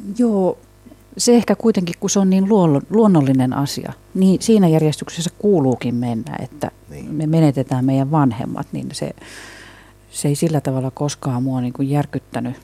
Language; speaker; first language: Finnish; native; Finnish